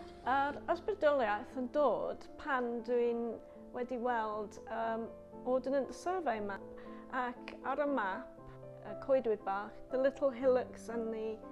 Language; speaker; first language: Welsh; non-native, learner; English